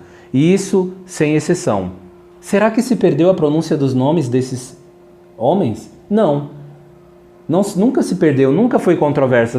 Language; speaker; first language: Portuguese; native; Portuguese